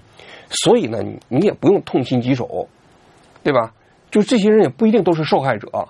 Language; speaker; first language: Chinese; native; Chinese